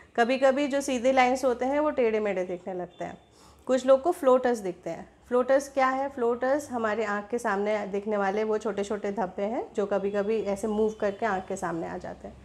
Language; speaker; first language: Hindi; native; Hindi